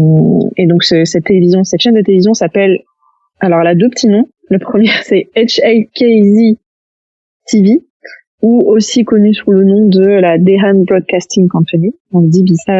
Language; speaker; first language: French; native; French